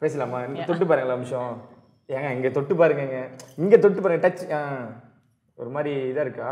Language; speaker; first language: Tamil; native; Tamil